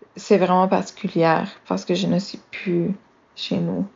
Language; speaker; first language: French; native; French